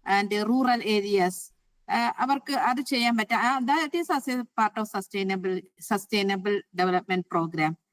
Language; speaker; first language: English; non-native, local second language; Malayalam